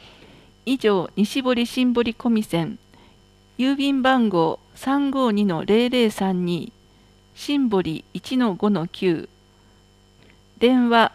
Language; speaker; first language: Japanese; native; Japanese